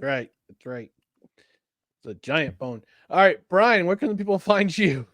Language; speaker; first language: English; native; English